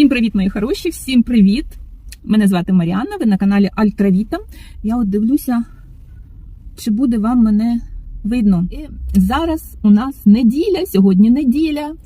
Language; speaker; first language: Ukrainian; non-native, local second language; Russian